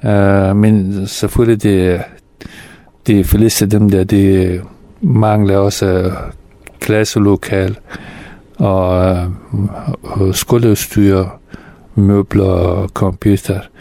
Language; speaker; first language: Danish; non-native, fluent; Persian